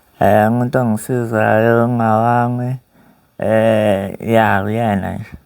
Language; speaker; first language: Zulu; native; Zulu